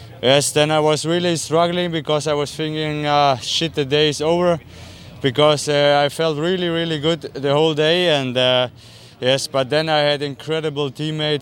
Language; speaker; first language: English; non-native, fluent; German